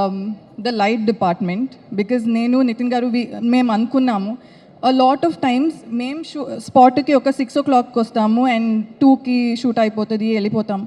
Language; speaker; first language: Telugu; non-native, fluent; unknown